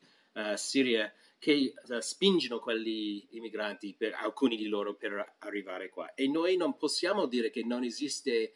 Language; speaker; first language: Italian; non-native, fluent; English